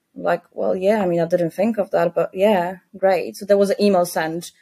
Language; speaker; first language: English; non-native, fluent; Polish